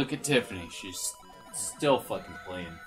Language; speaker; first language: English; native; English